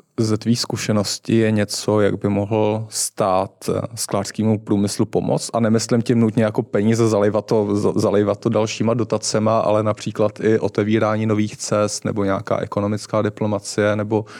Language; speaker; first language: Czech; native; Czech